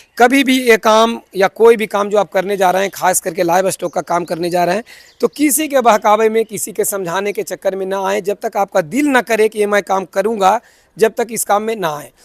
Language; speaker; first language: Hindi; native; Hindi